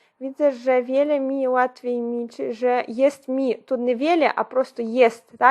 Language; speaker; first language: Polish; non-native, fluent; Ukrainian